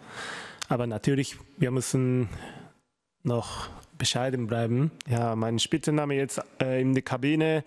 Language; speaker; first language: German; non-native, learner; Japanese